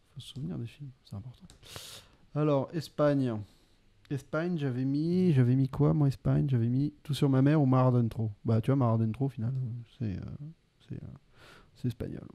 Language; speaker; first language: French; native; French